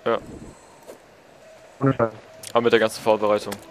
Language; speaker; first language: German; native; German